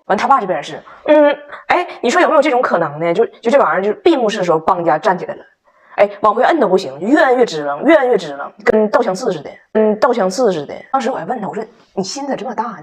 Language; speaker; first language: Chinese; native; Chinese